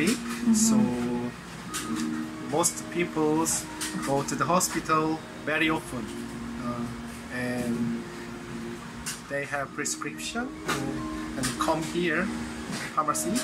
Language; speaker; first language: English; non-native, learner; Korean